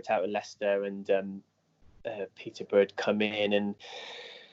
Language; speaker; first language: English; native; English